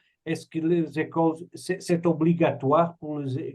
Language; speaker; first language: French; non-native, fluent; Portuguese